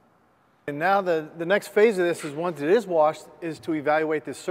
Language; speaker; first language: English; native; English